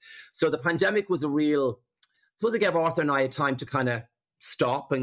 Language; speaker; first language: English; native; English